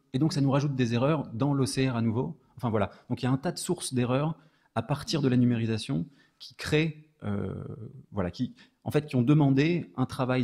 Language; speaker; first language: French; native; French